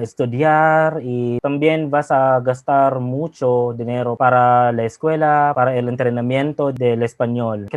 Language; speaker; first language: Spanish; non-native, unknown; Filipino